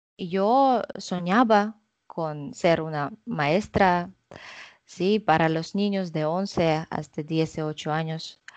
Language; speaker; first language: Spanish; non-native, fluent; Russian